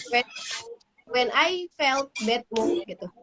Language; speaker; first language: English; non-native, learner; Indonesian